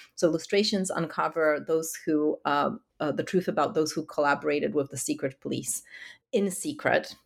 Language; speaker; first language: English; early bilingual, other home language; Polish